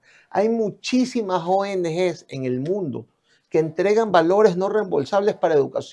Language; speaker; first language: Spanish; native; Spanish